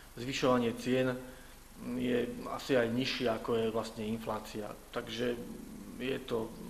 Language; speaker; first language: Slovak; native; Slovak